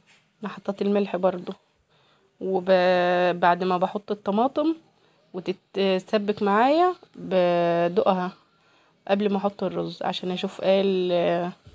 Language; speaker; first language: Arabic; native; Arabic